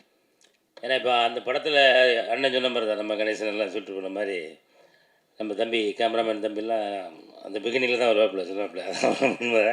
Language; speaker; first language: Tamil; native; Tamil